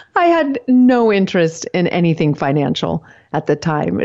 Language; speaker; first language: English; native; English